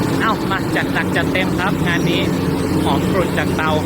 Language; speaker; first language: Thai; native; Thai